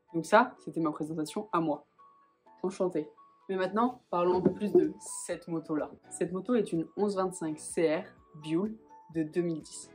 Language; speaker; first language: French; native; French